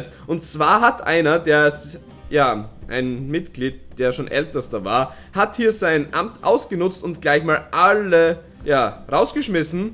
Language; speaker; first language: German; native; German